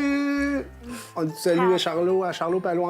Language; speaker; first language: French; native; French